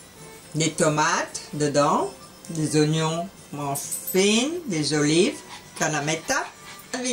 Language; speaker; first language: French; native; French